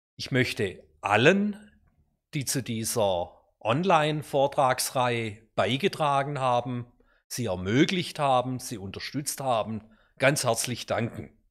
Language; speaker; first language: German; native; German